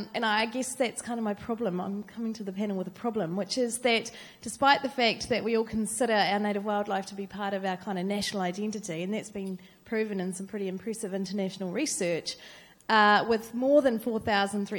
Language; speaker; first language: English; native; English